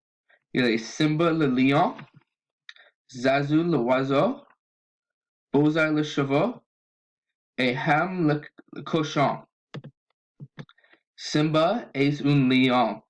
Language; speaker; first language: French; non-native, learner; English